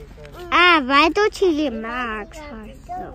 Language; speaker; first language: German; early bilingual, other home language; Indonesian